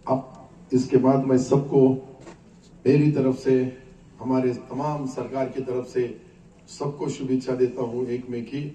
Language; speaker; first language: Hindi; non-native, local second language; Marathi